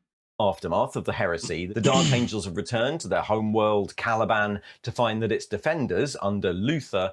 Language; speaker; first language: English; native; English